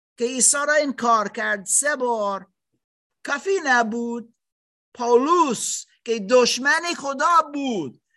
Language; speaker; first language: Persian; non-native, learner; German